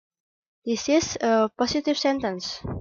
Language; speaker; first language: English; non-native, learner; Indonesian